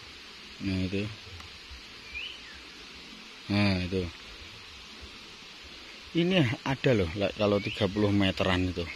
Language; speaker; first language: Indonesian; non-native, local second language; Javanese